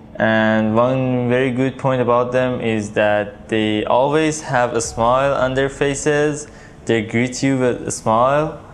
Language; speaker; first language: English; non-native, fluent; Persian